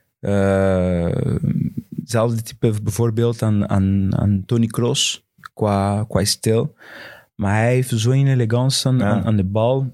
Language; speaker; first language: Dutch; non-native, fluent; Portuguese